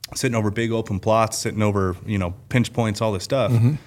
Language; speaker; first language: English; native; English